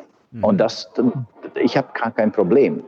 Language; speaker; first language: German; non-native, fluent; Bosnian